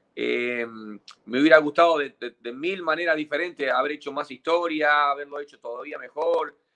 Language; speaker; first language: Spanish; native; Spanish